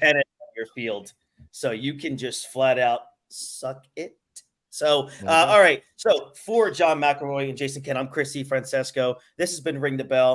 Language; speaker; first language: English; native; English